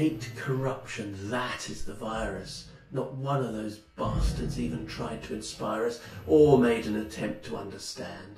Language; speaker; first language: English; native; English